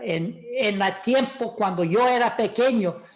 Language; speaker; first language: Spanish; non-native, fluent; English